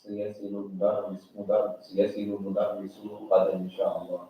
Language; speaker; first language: Arabic; non-native, learner; English